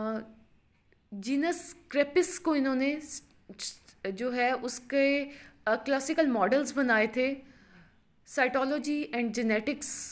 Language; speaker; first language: Urdu; non-native, local second language; Punjabi